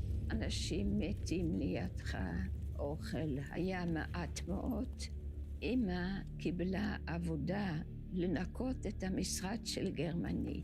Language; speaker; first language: Hebrew; early bilingual, other home language; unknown